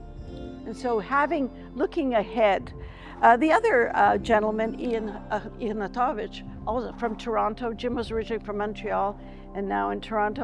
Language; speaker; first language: English; early bilingual, other home language; Ukrainian